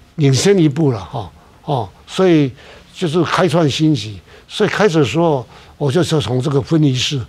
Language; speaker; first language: Chinese; native; Chinese